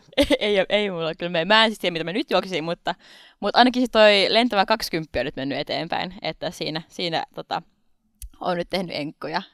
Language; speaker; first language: Finnish; non-native, local second language; Swedish